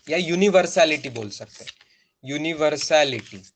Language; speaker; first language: Hindi; non-native, local second language; Marathi